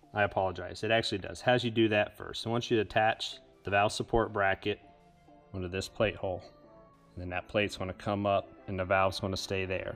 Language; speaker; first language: English; native; English